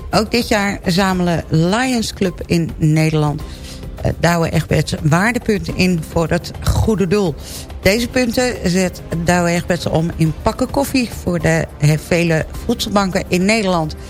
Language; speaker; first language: Dutch; native; Dutch